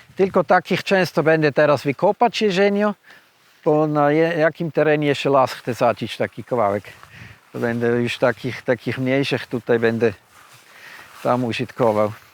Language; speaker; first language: Polish; non-native, fluent; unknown